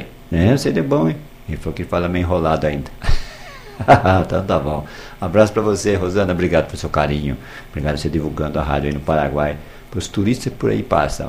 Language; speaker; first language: Portuguese; native; Portuguese